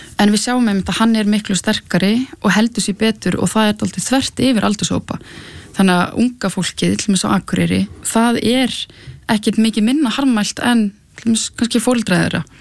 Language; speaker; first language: Icelandic; native; Icelandic